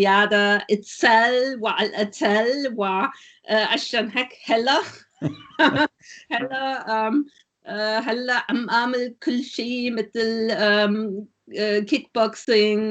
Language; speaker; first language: Arabic; non-native, learner; German